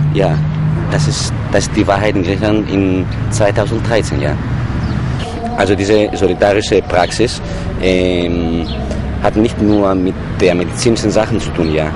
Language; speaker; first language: German; non-native, fluent; Greek